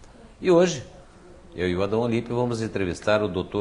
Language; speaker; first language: Portuguese; native; Portuguese